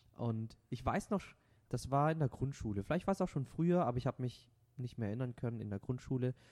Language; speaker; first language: German; non-native, local second language; Vietnamese